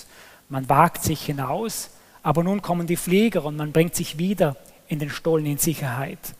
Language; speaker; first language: German; native; German